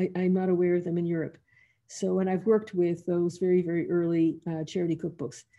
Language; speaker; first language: English; native; English